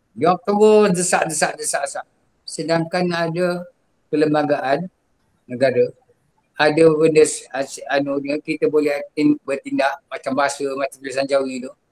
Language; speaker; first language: Malay; non-native, local second language; Javanese